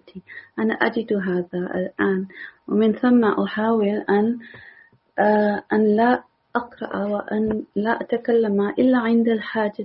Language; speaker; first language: Arabic; non-native, learner; English